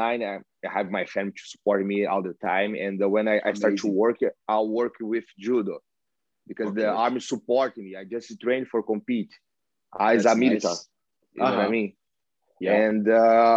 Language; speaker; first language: English; non-native, learner; Portuguese